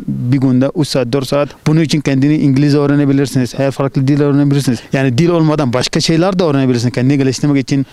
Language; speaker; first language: Turkish; non-native, fluent; Arabic